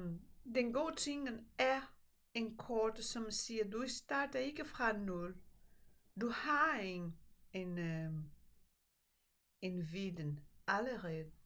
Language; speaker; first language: Danish; non-native, fluent; Portuguese